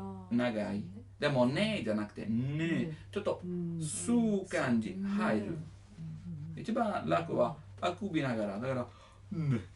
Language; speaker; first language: Japanese; non-native, learner; Italian